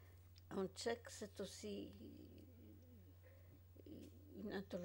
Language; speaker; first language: French; non-native, fluent; Polish